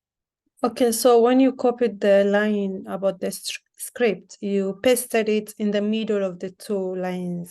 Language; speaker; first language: English; non-native, fluent; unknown